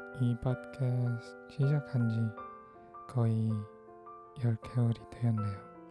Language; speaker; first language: Korean; non-native, fluent; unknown